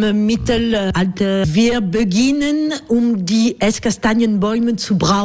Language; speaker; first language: German; non-native, learner; French